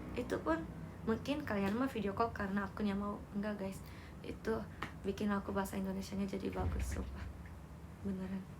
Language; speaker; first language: Indonesian; non-native, learner; Japanese